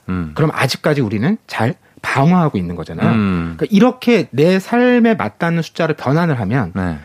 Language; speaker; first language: Korean; native; Korean